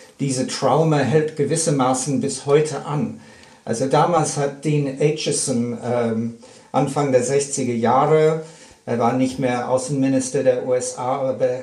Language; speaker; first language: German; non-native, fluent; English